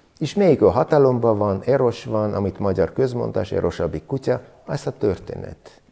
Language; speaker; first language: Hungarian; non-native, learner; Armenian